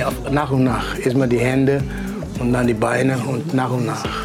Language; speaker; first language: German; non-native, fluent; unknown